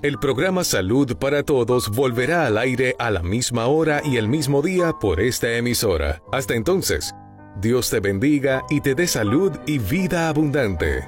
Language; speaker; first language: Spanish; native; Spanish